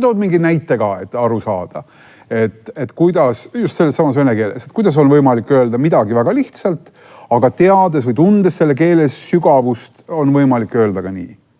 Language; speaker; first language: Estonian; native; Estonian